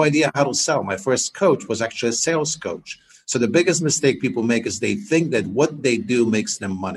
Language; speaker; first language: English; non-native, fluent; Polish